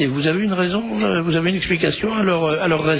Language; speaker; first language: French; native; French